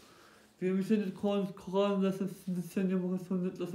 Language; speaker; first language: German; non-native, local second language; Turkish